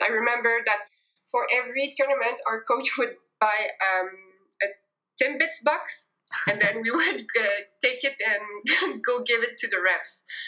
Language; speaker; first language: English; non-native, fluent; French